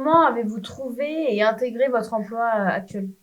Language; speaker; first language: French; native; French